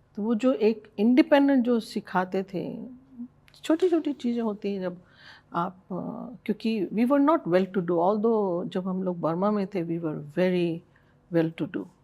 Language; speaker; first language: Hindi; early bilingual, other home language; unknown